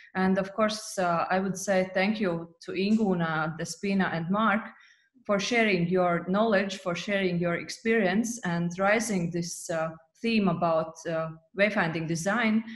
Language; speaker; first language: English; non-native, fluent; Latvian